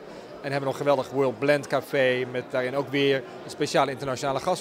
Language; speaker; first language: Dutch; native; Dutch